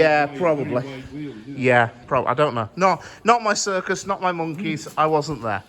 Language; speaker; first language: English; native; English